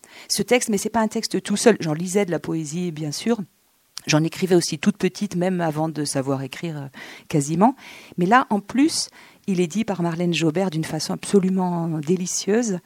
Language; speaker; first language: French; native; French